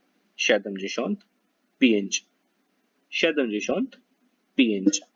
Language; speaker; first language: Polish; non-native, learner; Hindi